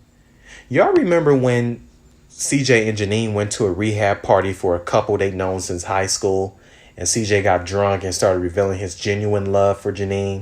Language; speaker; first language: English; native; English